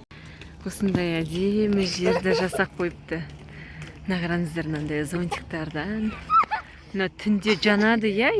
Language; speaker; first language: Kazakh; native; Kazakh